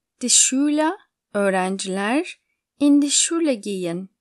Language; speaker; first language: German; non-native, fluent; Turkish